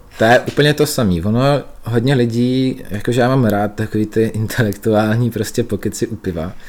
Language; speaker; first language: Czech; early bilingual, other home language; Russian